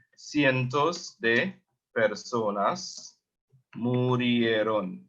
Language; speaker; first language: Spanish; non-native, fluent; English